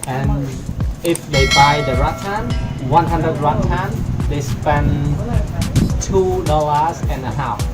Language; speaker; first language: English; non-native, fluent; Khmer